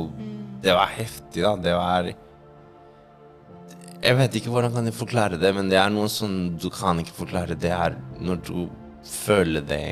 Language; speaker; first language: Norwegian; non-native, fluent; Spanish